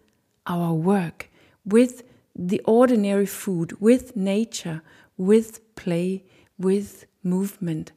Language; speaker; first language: English; non-native, fluent; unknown